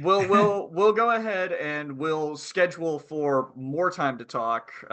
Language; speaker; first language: English; native; English